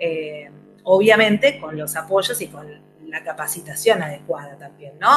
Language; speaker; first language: Spanish; native; Spanish